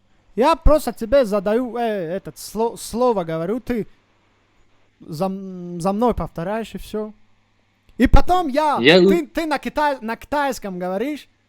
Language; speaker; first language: Russian; non-native, local second language; Tajik